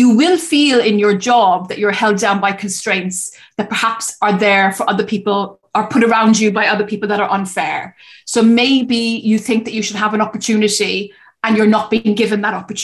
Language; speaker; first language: English; native; English